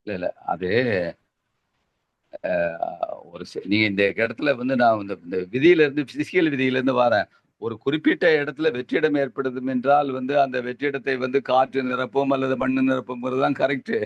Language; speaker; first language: Tamil; native; Tamil